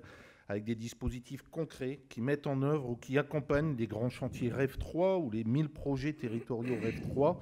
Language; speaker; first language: French; native; French